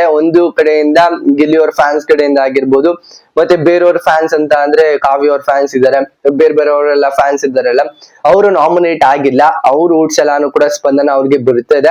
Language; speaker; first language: Kannada; native; Kannada